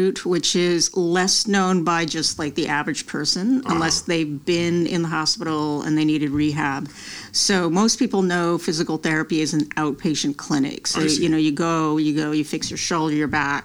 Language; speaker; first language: English; native; English